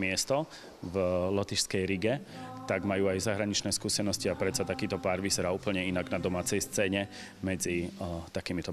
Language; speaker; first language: Slovak; native; Slovak